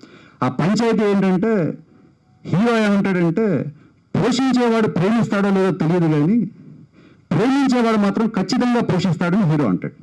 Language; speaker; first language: Telugu; native; Telugu